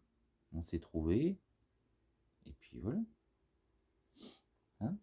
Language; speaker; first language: French; native; French